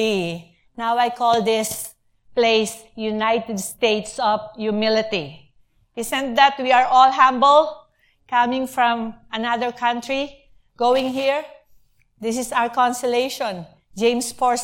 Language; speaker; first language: English; non-native, local second language; Filipino